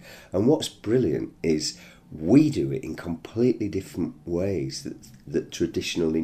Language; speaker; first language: English; native; English